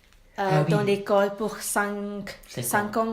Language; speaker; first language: French; non-native, learner; Malay